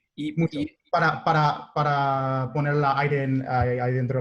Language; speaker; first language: Spanish; non-native, learner; English